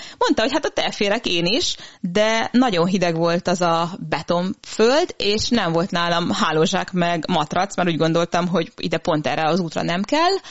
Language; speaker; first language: Hungarian; native; Hungarian